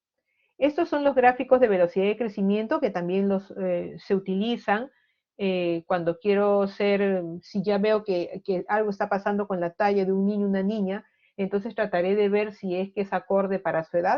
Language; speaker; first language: Spanish; native; Spanish